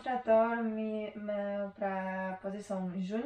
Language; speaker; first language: Portuguese; non-native, learner; Polish